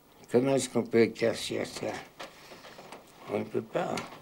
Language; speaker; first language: French; non-native, fluent; German